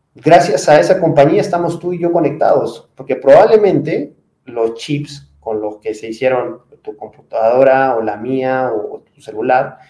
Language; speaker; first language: Spanish; native; Spanish